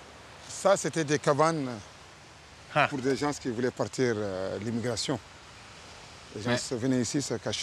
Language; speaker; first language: French; non-native, local second language; Arabic